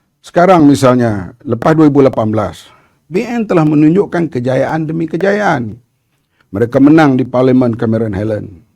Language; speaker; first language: Malay; native; Malay